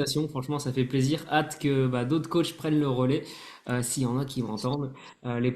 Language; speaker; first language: French; native; French